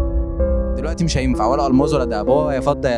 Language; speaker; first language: Arabic; native; Arabic